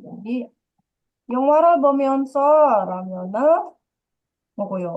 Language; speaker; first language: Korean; non-native, fluent; Indonesian